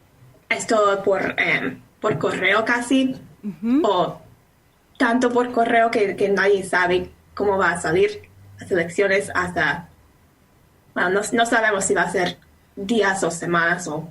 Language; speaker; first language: Spanish; non-native, fluent; English